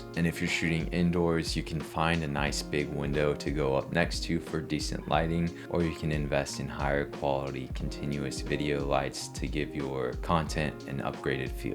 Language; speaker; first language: English; native; English